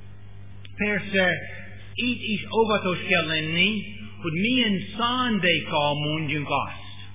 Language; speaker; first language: Hungarian; non-native, learner; English